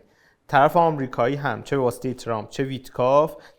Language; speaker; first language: Persian; native; Persian